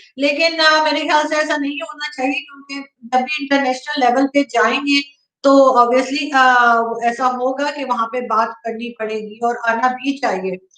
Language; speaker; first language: Urdu; native; Urdu